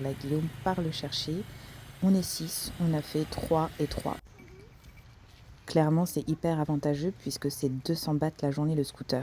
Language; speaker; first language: French; native; French